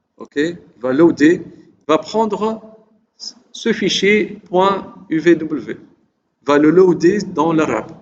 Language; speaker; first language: French; non-native, local second language; Arabic